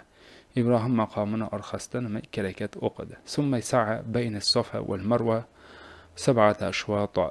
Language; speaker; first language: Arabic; non-native, fluent; Uzbek